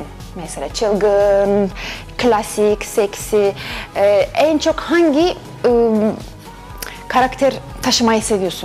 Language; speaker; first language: Turkish; non-native, fluent; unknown